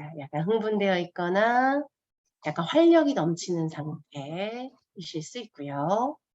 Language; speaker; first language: Korean; native; Korean